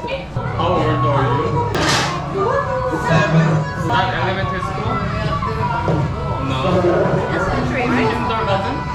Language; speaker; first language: English; non-native, learner; Korean